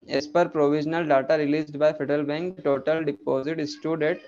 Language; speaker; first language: English; non-native, local second language; Hindi